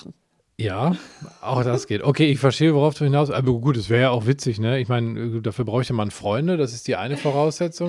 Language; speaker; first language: German; native; German